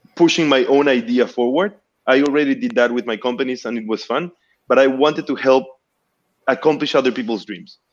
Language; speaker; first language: English; non-native, fluent; Spanish